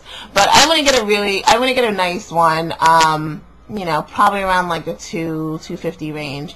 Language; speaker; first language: English; native; English